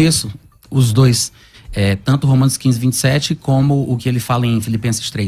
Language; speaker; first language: Portuguese; native; Portuguese